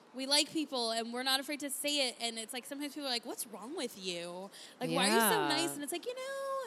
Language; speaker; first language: English; native; English